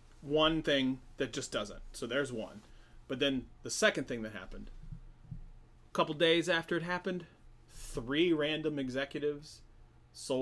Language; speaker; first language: English; native; English